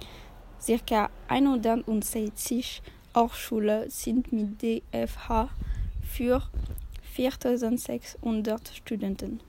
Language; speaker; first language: German; non-native, learner; French